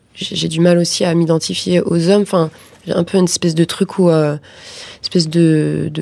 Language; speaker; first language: French; native; French